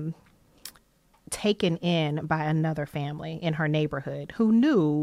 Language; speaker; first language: English; native; English